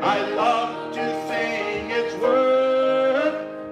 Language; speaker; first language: English; native; English